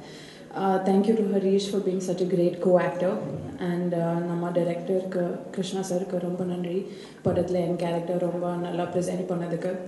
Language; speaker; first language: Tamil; non-native, learner; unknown